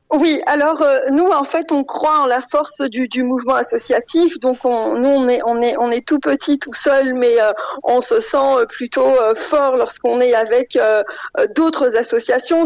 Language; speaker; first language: French; non-native, local second language; Arabic